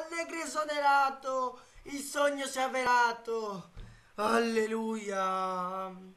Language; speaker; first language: Italian; native; Italian